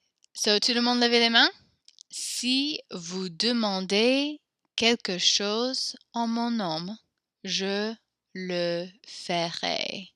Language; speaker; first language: French; non-native, fluent; English